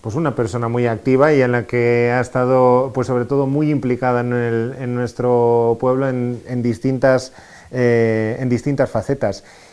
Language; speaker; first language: Spanish; native; Spanish